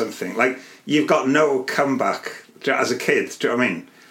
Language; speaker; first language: English; non-native, local second language; Welsh